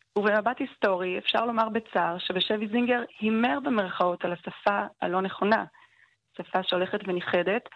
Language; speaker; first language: Hebrew; native; Hebrew